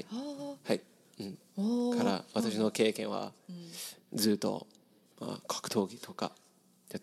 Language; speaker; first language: Japanese; non-native, learner; English